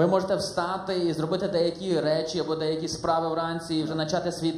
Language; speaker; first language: Ukrainian; early bilingual, heritage; Ukrainian